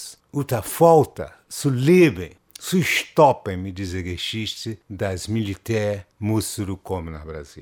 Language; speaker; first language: German; non-native, fluent; Portuguese